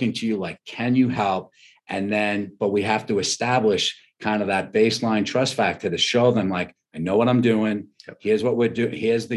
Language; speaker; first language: English; native; English